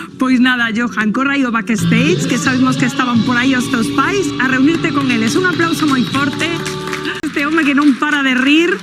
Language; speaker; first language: Galician; native; Galician